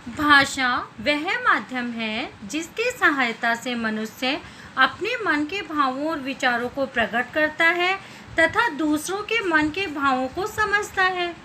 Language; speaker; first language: Hindi; native; Hindi